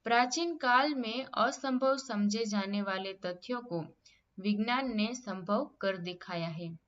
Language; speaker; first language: Hindi; non-native, local second language; Gujarati